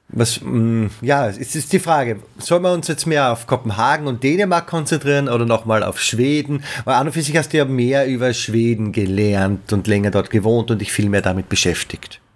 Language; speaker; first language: German; native; German